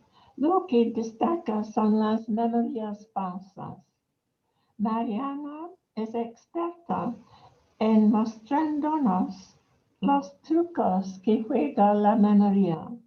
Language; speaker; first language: Spanish; non-native, fluent; English